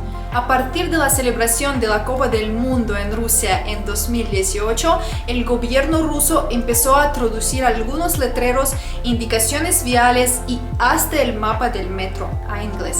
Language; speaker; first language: Spanish; non-native, fluent; Russian